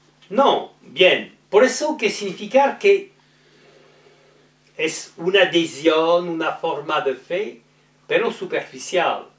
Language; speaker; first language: Spanish; non-native, learner; French